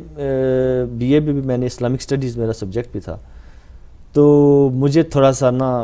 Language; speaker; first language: Urdu; non-native, local second language; Punjabi